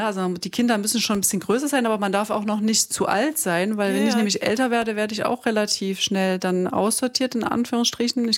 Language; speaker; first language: German; native; German